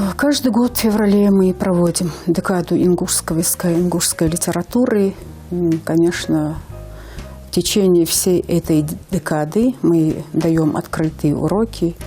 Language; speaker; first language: Russian; non-native, local second language; Ingush